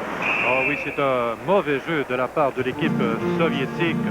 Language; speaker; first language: French; native; French